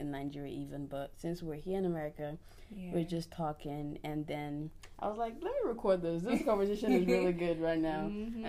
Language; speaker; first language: English; native; English